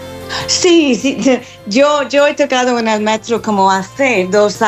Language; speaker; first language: Spanish; non-native, fluent; English